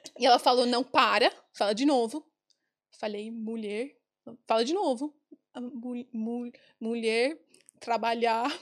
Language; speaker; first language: Portuguese; non-native, fluent; English